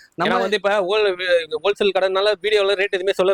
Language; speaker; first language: Tamil; native; Tamil